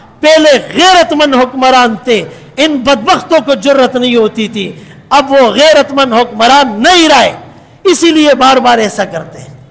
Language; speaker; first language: Urdu; non-native, local second language; Pashto